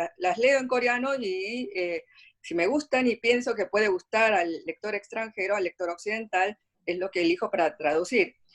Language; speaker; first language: Spanish; early bilingual, other home language; Korean